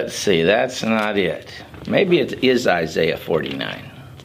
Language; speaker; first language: English; native; English